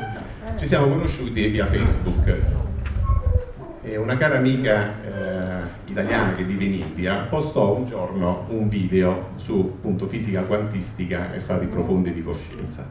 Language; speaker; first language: Italian; native; Italian